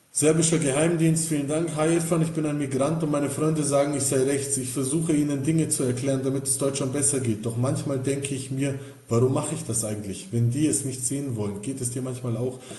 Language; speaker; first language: German; early bilingual, other home language; Bosnian